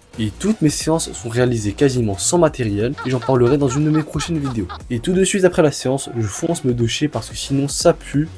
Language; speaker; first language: French; early bilingual, other home language; Chinese